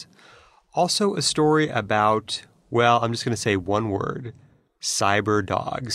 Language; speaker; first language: English; native; English